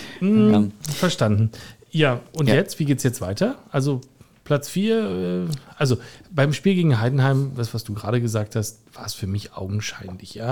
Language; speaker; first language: German; native; German